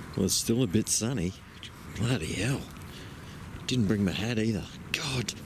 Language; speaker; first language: English; native; English